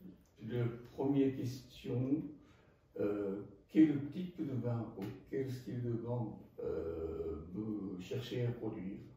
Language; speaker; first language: French; non-native, fluent; Japanese